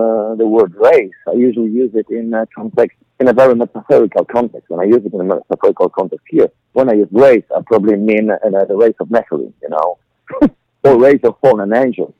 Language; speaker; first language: English; non-native, fluent; Polish